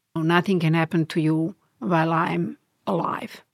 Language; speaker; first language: English; non-native, fluent; Bosnian